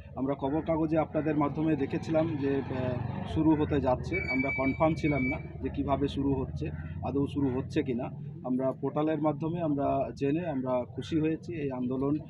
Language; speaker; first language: Bangla; non-native, local second language; Santali